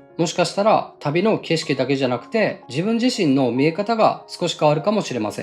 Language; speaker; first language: Japanese; native; Japanese